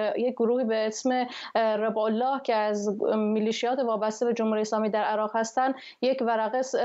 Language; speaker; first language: Persian; non-native, local second language; Arabic